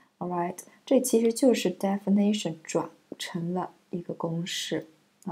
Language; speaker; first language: Chinese; native; Chinese